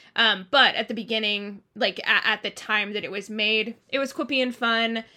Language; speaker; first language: English; early bilingual, other home language; Thai